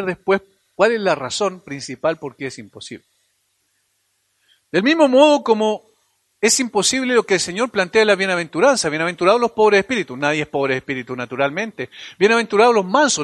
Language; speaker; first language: Spanish; native; Spanish